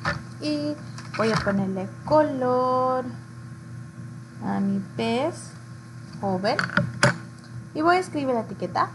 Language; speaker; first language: Spanish; early bilingual, heritage; Spanish